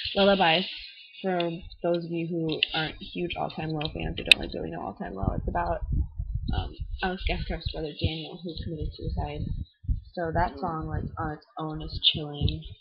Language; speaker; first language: English; native; English